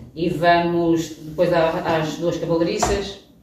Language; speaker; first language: Portuguese; native; Portuguese